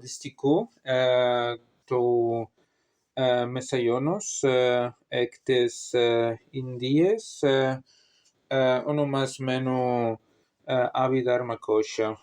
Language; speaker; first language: Greek; non-native, learner; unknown